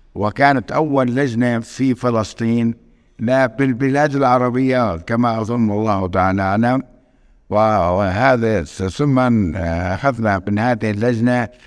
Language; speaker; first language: Arabic; native; Arabic